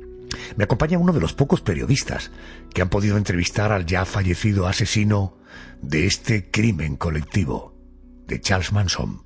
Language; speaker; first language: Spanish; native; Spanish